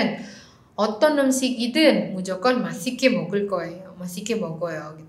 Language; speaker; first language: Korean; non-native, fluent; Indonesian